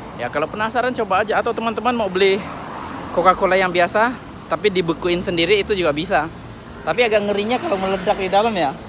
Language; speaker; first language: Indonesian; native; Indonesian